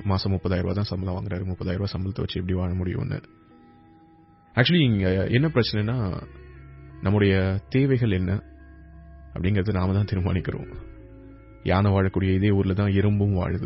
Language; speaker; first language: Tamil; native; Tamil